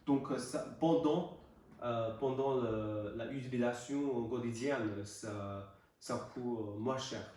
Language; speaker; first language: French; non-native, learner; Chinese